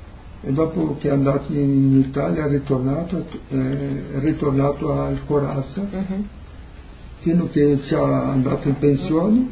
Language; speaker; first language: Italian; early bilingual, heritage; Portuguese